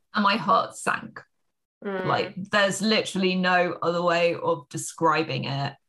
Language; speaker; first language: English; native; English